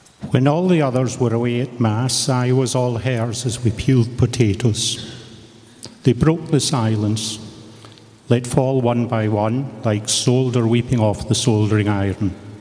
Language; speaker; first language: English; native; English